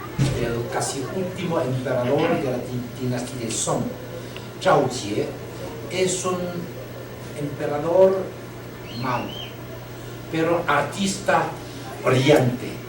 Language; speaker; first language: Spanish; non-native, learner; Chinese